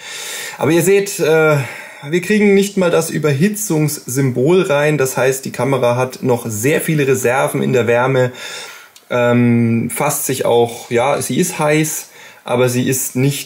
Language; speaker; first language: German; native; German